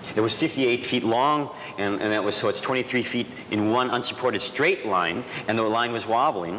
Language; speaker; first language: English; native; English